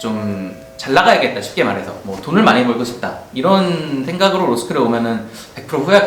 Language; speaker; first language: Korean; native; Korean